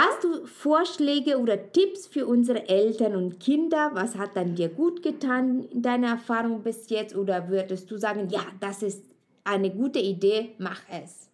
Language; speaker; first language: German; non-native, fluent; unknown